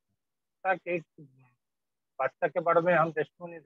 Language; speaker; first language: Hindi; non-native, local second language; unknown